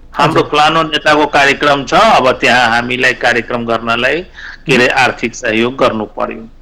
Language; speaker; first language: Nepali; non-native, local second language; Maithili